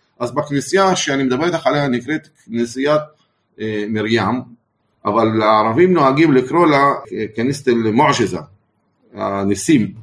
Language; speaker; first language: Hebrew; non-native, local second language; Arabic